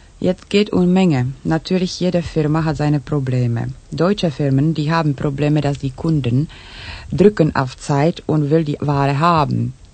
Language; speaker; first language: German; non-native, fluent; Czech